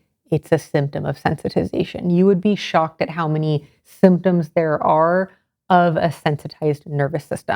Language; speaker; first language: English; native; English